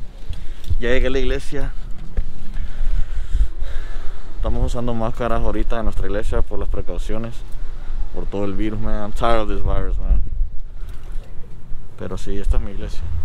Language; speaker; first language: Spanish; early bilingual, heritage; Spanish